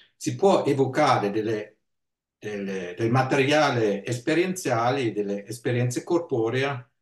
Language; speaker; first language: Italian; non-native, fluent; German